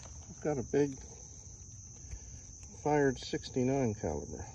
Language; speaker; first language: English; native; English